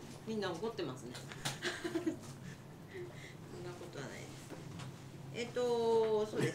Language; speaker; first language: Japanese; native; Japanese